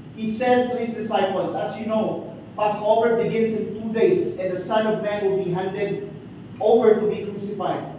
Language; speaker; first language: English; non-native, local second language; Filipino